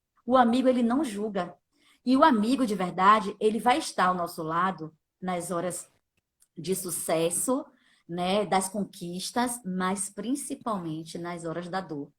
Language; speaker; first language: Portuguese; native; Portuguese